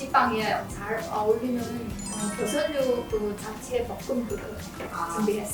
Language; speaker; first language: Korean; non-native, learner; Chinese